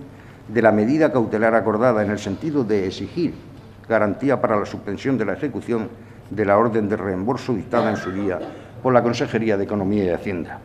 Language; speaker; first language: Spanish; native; Spanish